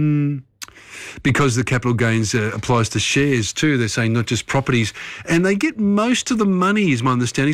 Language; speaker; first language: English; native; English